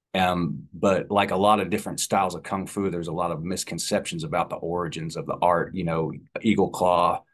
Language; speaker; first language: English; native; English